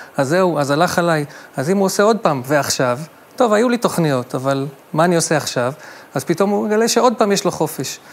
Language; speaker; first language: Hebrew; native; Hebrew